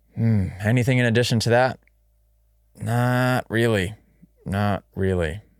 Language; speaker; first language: English; native; English